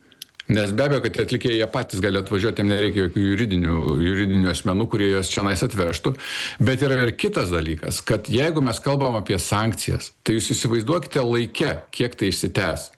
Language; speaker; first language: Lithuanian; native; Lithuanian